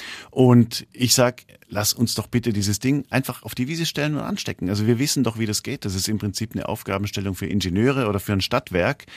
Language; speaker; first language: German; native; German